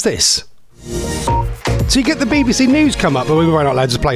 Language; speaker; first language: English; native; English